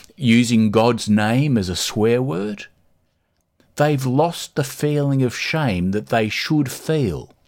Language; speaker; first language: English; native; English